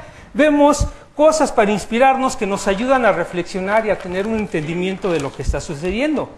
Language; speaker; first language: Spanish; native; Spanish